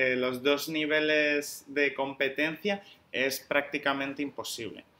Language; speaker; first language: Spanish; native; Spanish